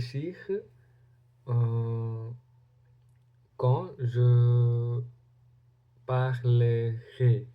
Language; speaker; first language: French; non-native, learner; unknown